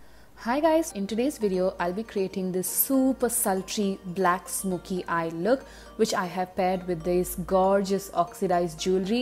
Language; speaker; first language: English; non-native, local second language; Tamil